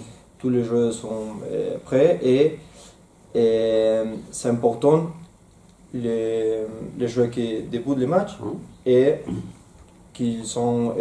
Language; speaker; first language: French; non-native, learner; Spanish